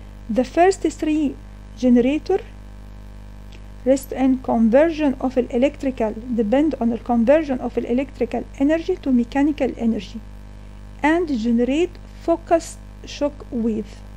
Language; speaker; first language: English; non-native, fluent; Arabic